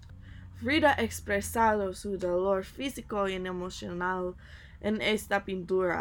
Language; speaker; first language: Spanish; non-native, learner; English